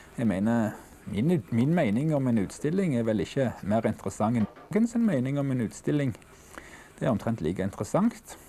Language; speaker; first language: Norwegian; native; Norwegian